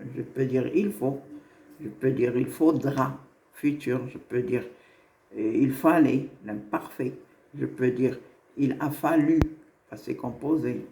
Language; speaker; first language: French; non-native, local second language; Arabic